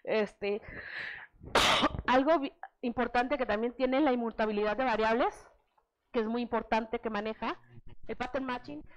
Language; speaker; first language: Spanish; native; Spanish